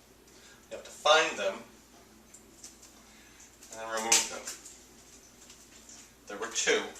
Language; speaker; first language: English; native; English